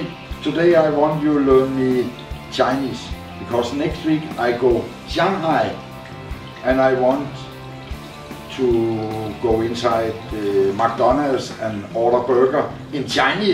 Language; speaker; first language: English; non-native, learner; Danish